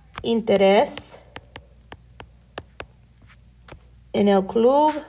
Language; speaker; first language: Spanish; non-native, fluent; English